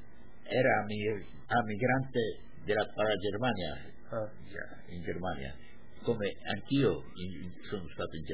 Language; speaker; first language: Italian; non-native, local second language; Friulian